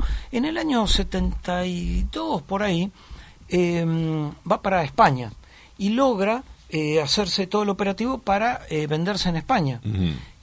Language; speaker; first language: Spanish; native; Spanish